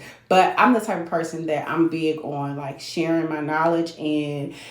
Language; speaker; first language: English; native; English